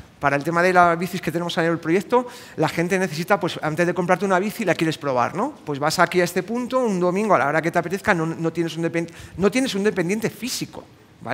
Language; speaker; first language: Spanish; native; Spanish